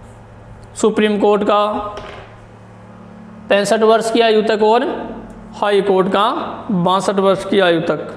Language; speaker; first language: Hindi; native; Hindi